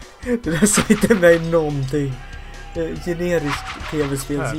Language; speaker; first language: Swedish; native; Swedish